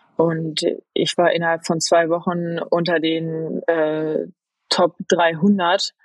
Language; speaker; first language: German; native; German